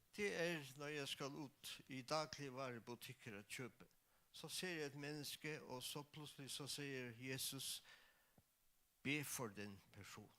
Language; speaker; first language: Danish; non-native, local second language; Faroese